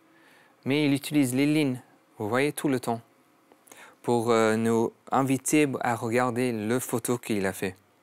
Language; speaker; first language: French; non-native, learner; English